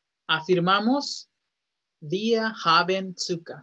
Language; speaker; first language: German; non-native, fluent; Spanish